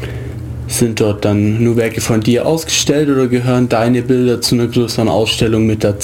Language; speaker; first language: German; native; German